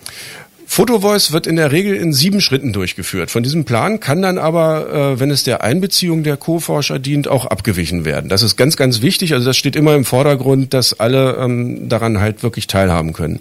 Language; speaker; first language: German; native; German